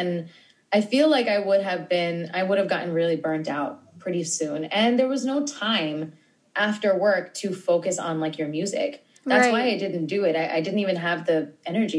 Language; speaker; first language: English; native; English